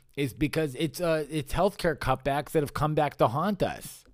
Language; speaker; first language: English; native; English